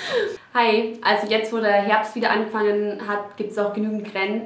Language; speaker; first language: German; native; German